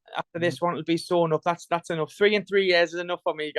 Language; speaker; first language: English; native; English